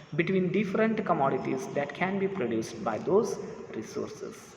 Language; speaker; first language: English; non-native, local second language; Kannada